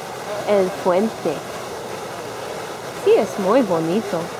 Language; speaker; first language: Spanish; non-native, learner; English